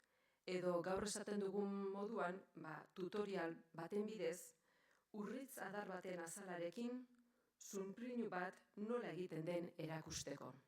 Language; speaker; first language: Basque; native; Basque